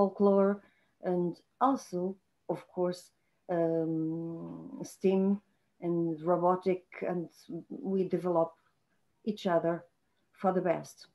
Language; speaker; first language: English; non-native, fluent; Portuguese